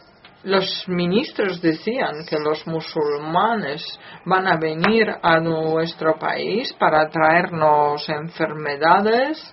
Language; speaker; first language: Spanish; non-native, fluent; Polish